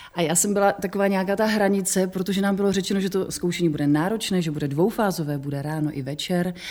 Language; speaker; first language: Czech; native; Czech